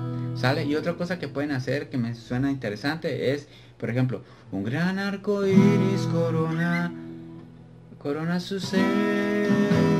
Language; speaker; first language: Spanish; native; Spanish